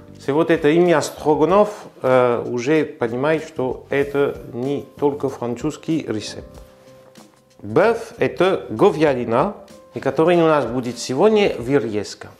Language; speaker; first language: Russian; non-native, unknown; French